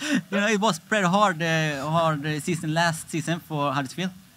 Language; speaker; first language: English; non-native, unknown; Swedish